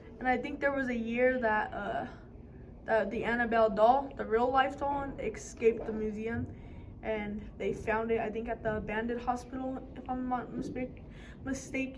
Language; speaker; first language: English; native; English